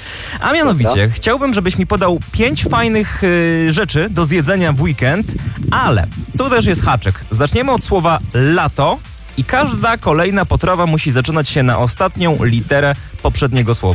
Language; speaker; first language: Polish; native; Polish